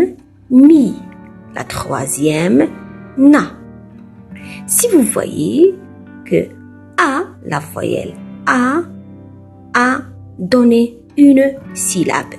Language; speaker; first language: French; non-native, local second language; Arabic